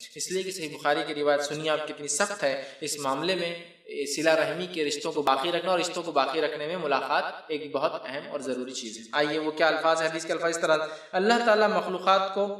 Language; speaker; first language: Urdu; native; Urdu